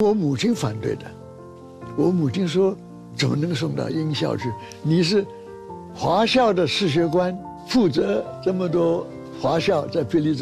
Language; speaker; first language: Chinese; early bilingual, heritage; Chinese